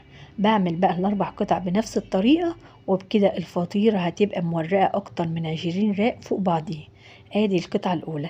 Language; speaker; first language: Arabic; native; Arabic